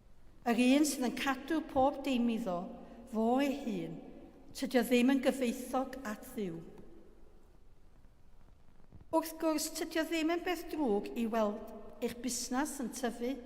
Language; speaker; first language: Welsh; native; Welsh